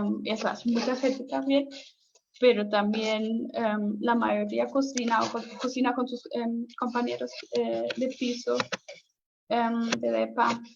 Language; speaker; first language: Spanish; non-native, fluent; German